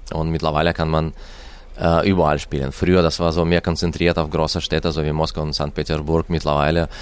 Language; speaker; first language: German; non-native, fluent; Russian